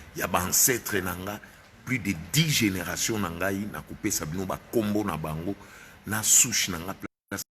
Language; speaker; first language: Lingala; non-native, local second language; Luba-Lulua